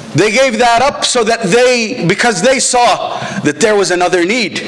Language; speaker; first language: English; native; English